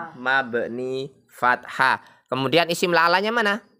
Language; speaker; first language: Indonesian; native; Indonesian